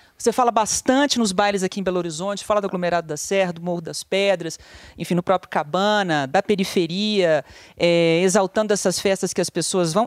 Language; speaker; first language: Portuguese; native; Portuguese